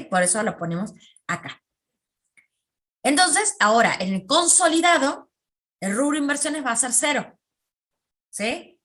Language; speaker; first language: Spanish; native; Spanish